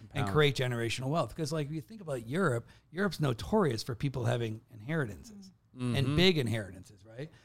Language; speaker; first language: English; native; English